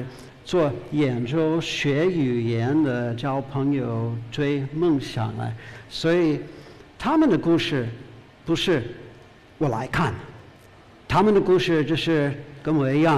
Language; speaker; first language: Chinese; non-native, fluent; English